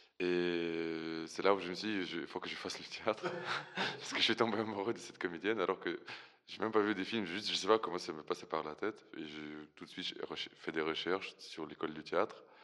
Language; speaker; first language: French; non-native, fluent; Russian